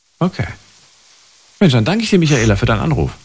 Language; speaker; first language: German; native; German